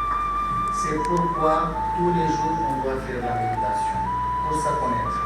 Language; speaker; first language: French; non-native, learner; Hindi